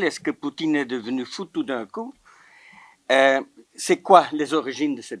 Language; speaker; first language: French; non-native, local second language; Dutch